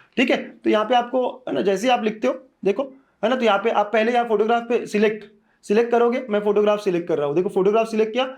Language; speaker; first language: Hindi; native; Hindi